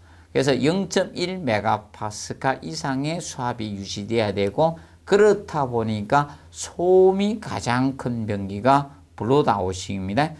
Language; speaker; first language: Korean; native; Korean